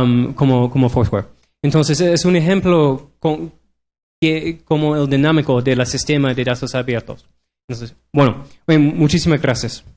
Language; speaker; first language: Spanish; non-native, learner; English